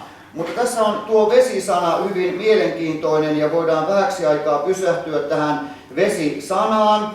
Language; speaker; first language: Finnish; native; Finnish